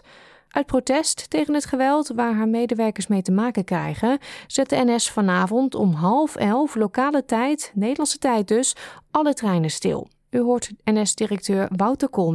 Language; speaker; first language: Dutch; native; Dutch